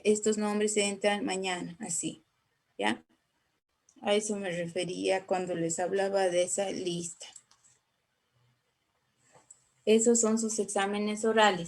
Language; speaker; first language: Spanish; native; Spanish